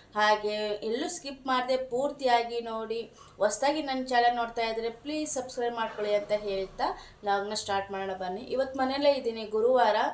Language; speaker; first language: Kannada; non-native, local second language; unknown